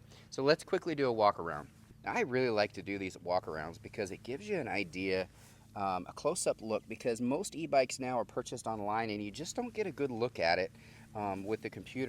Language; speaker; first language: English; native; English